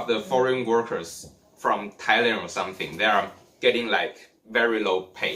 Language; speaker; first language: English; non-native, learner; Chinese